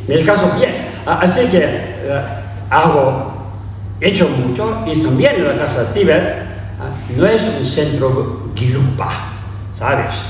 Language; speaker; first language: Spanish; non-native, learner; Tibetan